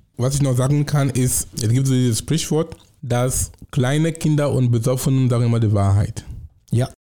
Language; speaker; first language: German; non-native, fluent; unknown